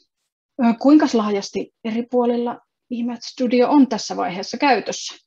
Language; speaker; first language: Finnish; native; Finnish